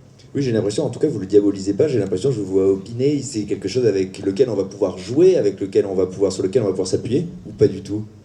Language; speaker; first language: French; native; French